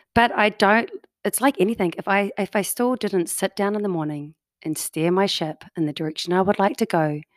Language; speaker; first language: English; native; English